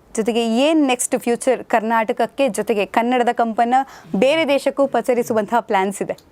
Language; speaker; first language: Kannada; native; Kannada